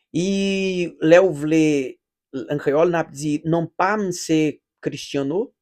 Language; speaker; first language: French; non-native, local second language; Haitian Creole